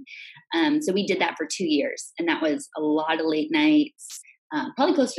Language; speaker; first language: English; native; English